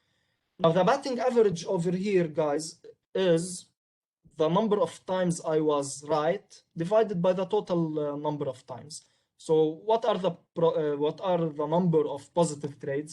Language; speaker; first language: English; non-native, local second language; Arabic